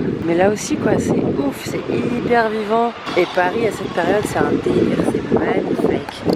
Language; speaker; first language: French; native; French